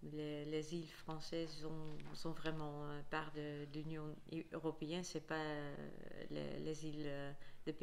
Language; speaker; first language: French; non-native, fluent; Dutch